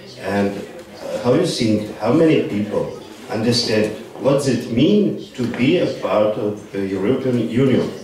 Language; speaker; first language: English; non-native, fluent; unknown